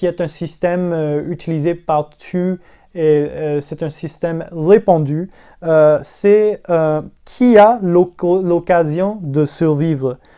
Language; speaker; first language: French; non-native, learner; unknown